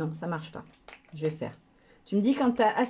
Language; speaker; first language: French; native; French